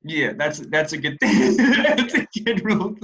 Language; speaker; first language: English; native; English